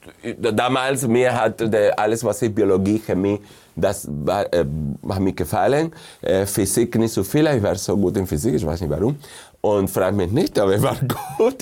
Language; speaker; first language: German; non-native, fluent; Spanish